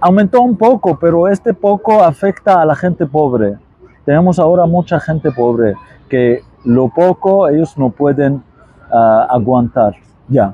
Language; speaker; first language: Spanish; non-native, fluent; Arabic